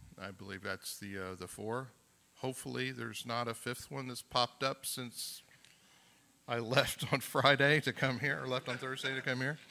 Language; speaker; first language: English; native; English